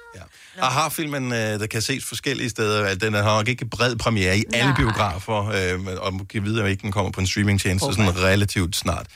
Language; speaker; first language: Danish; native; Danish